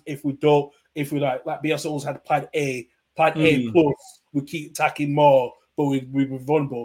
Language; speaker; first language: English; native; English